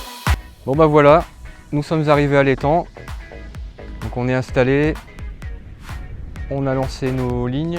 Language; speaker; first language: French; native; French